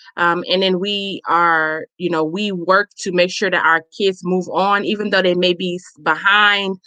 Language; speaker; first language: English; native; English